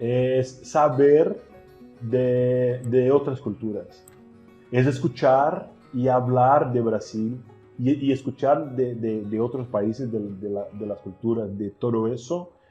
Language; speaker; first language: Spanish; non-native, fluent; Portuguese